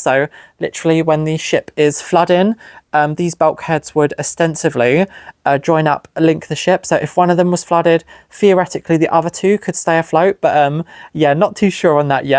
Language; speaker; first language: English; native; English